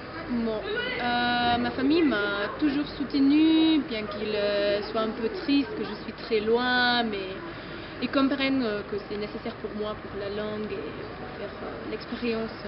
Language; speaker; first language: French; non-native, fluent; German